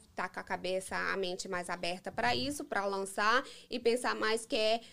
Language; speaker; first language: Portuguese; early bilingual, heritage; English